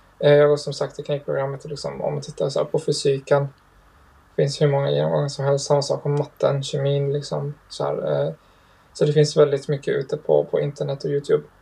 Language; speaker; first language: Swedish; early bilingual, other home language; Arabic